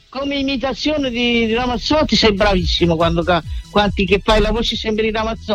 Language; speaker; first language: Italian; native; Italian